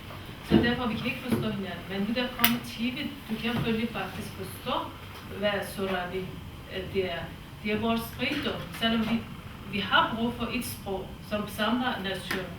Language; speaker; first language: Danish; non-native, fluent; Kurdish